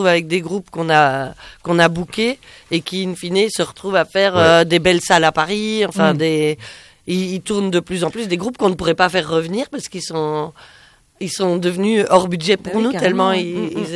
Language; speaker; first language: French; native; French